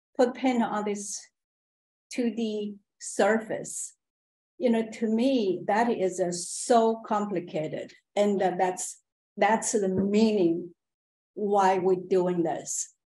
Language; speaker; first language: English; non-native, fluent; Chinese